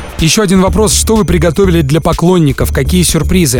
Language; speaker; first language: Russian; native; Russian